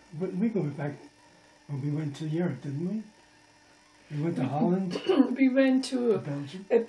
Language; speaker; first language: English; native; English